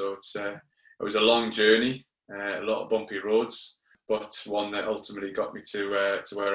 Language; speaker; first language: English; native; English